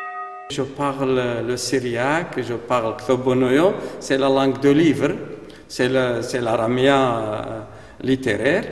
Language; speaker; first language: French; non-native, fluent; Aramaic